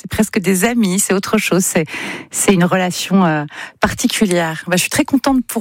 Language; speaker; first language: French; native; French